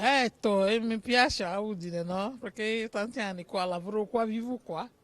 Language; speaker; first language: Italian; non-native, learner; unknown